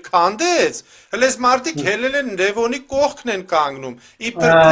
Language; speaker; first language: Armenian; native; Armenian